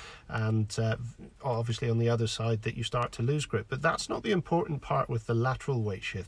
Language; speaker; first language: English; native; English